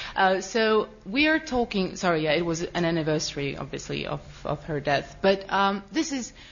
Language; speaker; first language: English; non-native, fluent; Russian